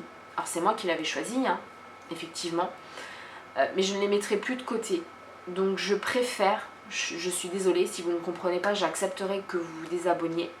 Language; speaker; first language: French; native; French